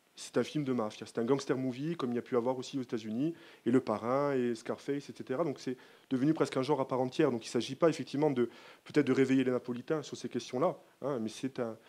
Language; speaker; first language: French; native; French